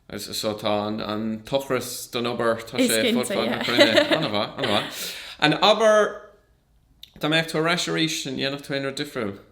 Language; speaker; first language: Irish; non-native, local second language; English